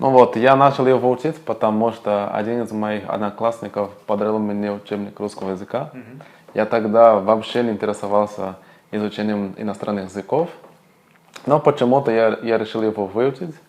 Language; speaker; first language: Russian; non-native, fluent; Portuguese